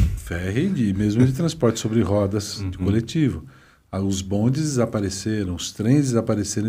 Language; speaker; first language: Portuguese; native; Portuguese